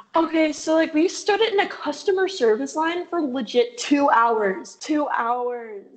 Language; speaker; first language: English; native; English